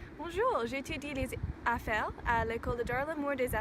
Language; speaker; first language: French; non-native, learner; English